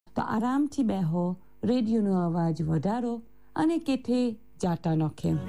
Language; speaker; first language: Gujarati; early bilingual, heritage; Gujarati